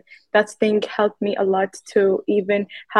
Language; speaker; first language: English; non-native, fluent; Arabic